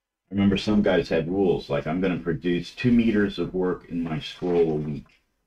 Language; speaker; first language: English; native; English